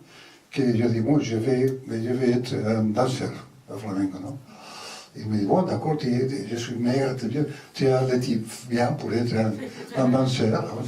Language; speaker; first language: French; non-native, learner; Spanish